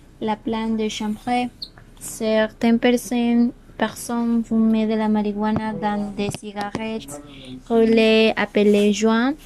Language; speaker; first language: French; non-native, learner; Spanish